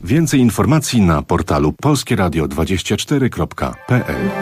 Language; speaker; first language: Polish; native; Polish